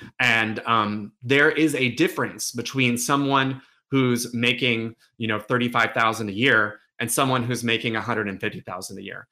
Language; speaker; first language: English; native; English